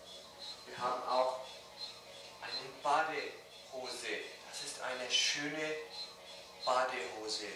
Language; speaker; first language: German; non-native, learner; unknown